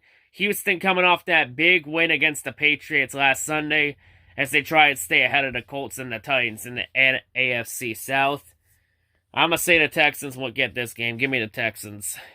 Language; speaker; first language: English; native; English